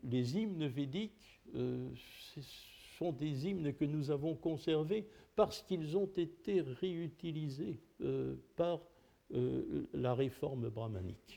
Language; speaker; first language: French; native; French